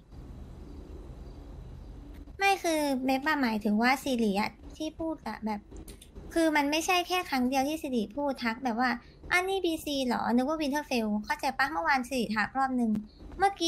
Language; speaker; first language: Thai; native; Thai